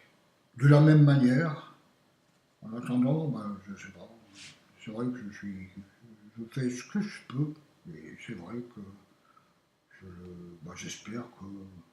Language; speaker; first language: French; native; French